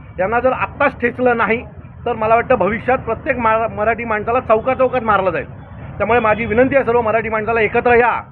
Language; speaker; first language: Marathi; native; Marathi